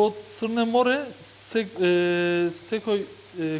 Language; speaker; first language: Macedonian; non-native, learner; Turkish